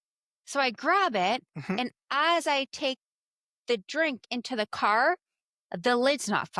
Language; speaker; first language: English; native; English